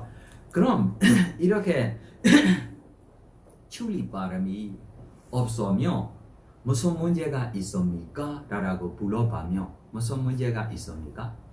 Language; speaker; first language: Korean; non-native, fluent; Burmese